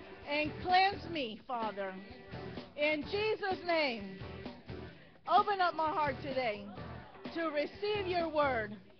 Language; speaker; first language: English; native; English